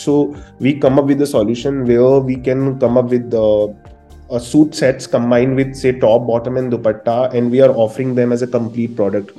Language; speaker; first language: English; non-native, local second language; Hindi